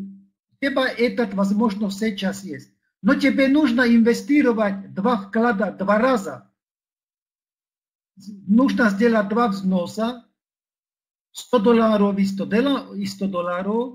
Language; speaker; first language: Russian; non-native, fluent; Czech